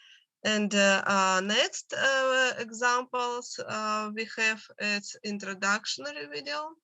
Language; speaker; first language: English; non-native, learner; Russian